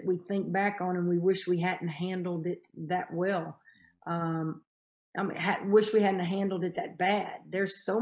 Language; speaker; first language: English; native; English